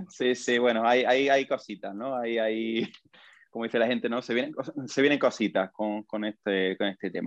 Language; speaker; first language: Spanish; native; Spanish